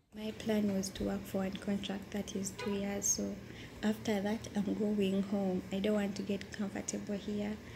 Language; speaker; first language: English; non-native, local second language; Ganda